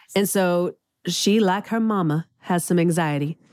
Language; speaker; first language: English; native; English